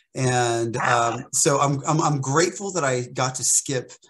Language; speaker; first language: English; native; English